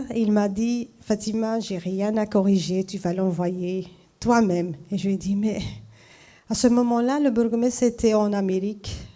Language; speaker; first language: French; non-native, fluent; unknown